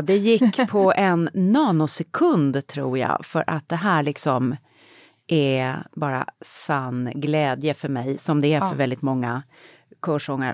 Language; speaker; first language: Swedish; native; Swedish